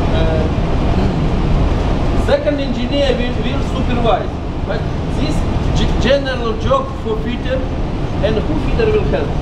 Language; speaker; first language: English; non-native, learner; Russian